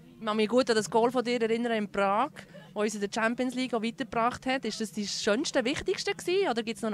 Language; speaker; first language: German; native; German